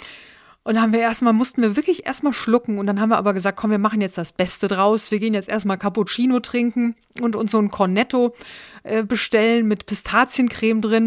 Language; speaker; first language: German; native; German